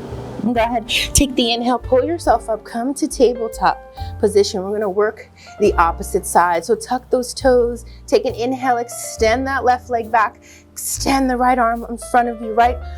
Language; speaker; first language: English; native; English